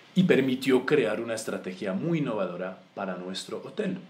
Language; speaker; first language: Spanish; non-native, fluent; English